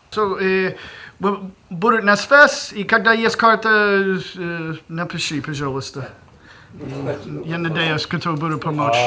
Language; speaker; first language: Russian; non-native, learner; English